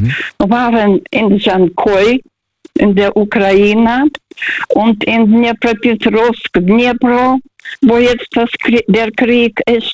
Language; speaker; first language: German; early bilingual, heritage; Russian